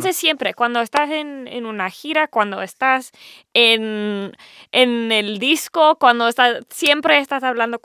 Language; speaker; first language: Spanish; early bilingual, heritage; English